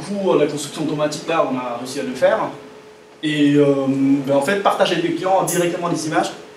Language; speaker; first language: French; native; French